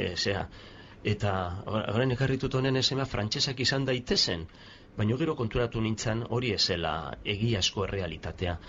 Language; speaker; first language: Basque; non-native, local second language; Spanish